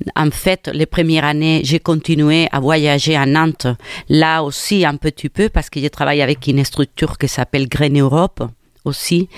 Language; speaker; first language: French; non-native, fluent; Spanish